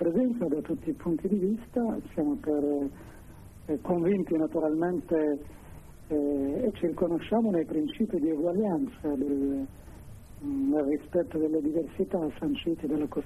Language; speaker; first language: Italian; non-native, fluent; Arabic